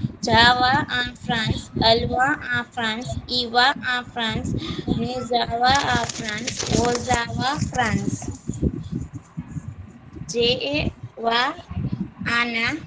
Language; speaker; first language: French; non-native, learner; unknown